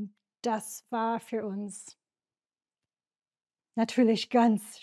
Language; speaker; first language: German; non-native, learner; English